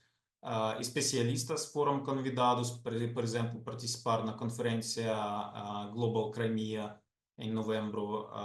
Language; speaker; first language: Portuguese; non-native, fluent; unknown